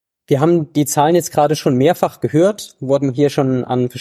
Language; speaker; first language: German; native; German